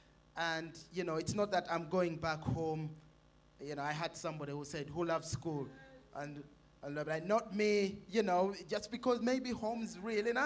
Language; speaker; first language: English; non-native, local second language; Ganda